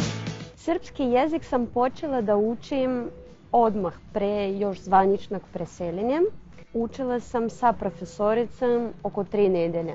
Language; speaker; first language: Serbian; non-native, fluent; Russian